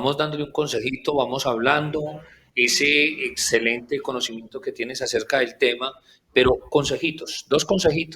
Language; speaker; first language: Spanish; native; Spanish